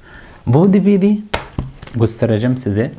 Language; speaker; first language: Turkish; non-native, fluent; Arabic